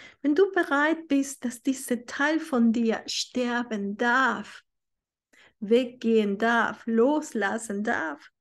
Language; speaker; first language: German; non-native, fluent; Spanish